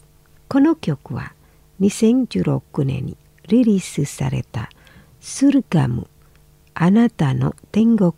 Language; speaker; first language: Japanese; non-native, fluent; Indonesian